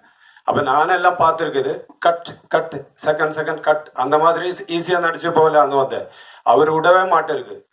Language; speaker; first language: Tamil; non-native, learner; Malayalam